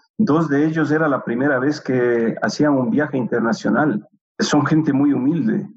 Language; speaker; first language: Spanish; native; Spanish